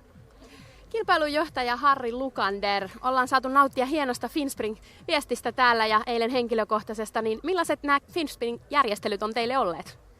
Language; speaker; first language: Finnish; native; Finnish